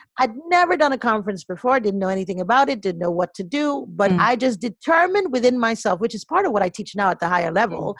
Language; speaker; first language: English; native; English